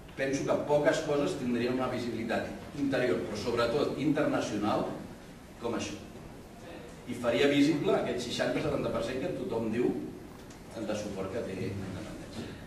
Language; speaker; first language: Catalan; native; Catalan